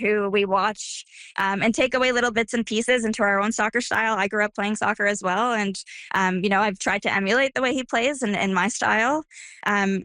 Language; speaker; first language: English; early bilingual, other home language; Croatian